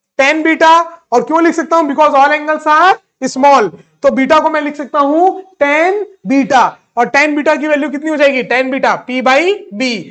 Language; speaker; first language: Hindi; native; Hindi